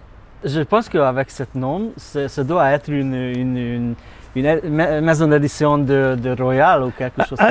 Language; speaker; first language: French; non-native, learner; Hungarian